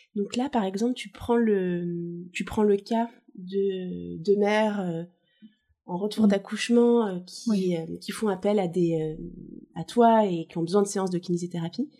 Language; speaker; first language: French; native; French